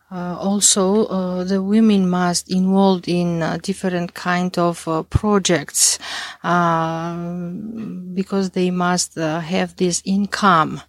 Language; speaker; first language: English; non-native, learner; Mingrelian